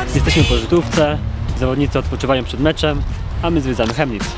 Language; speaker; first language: Polish; native; Polish